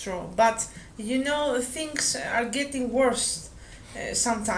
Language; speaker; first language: English; non-native, fluent; Greek